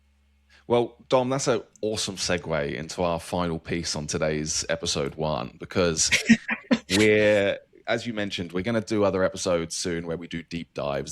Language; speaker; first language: English; native; English